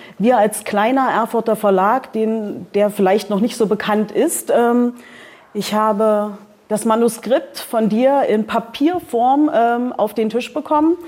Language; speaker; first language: German; native; German